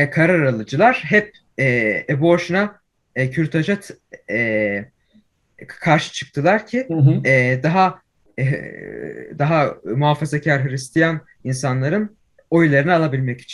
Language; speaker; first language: Turkish; early bilingual, heritage; Turkish